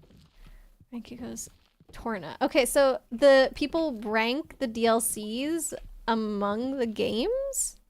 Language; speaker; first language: English; native; English